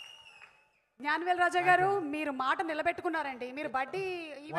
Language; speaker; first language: Telugu; native; Telugu